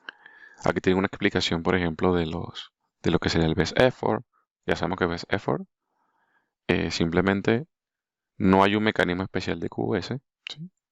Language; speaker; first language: Spanish; native; Spanish